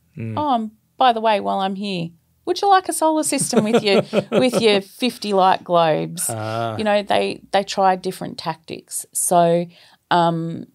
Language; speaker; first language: English; native; English